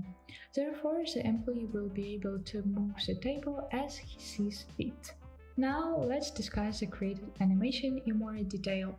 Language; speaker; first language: English; non-native, fluent; Ukrainian